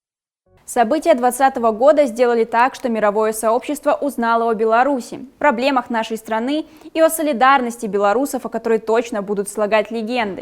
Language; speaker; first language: Russian; native; Russian